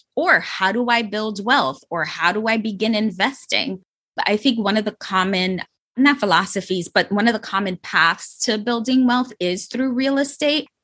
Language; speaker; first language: English; native; English